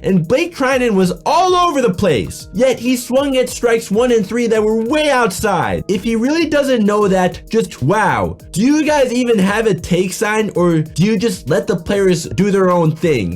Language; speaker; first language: English; native; English